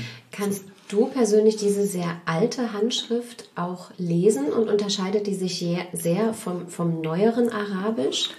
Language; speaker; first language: German; native; German